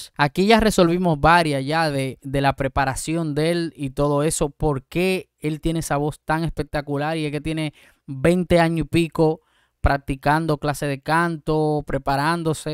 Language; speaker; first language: Spanish; native; Spanish